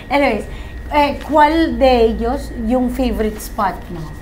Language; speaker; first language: Spanish; non-native, fluent; Filipino